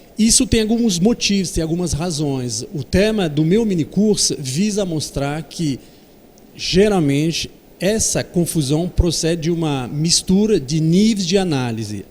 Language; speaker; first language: Portuguese; non-native, fluent; French